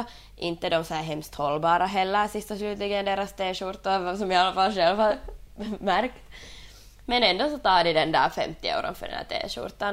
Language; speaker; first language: Swedish; non-native, local second language; Finnish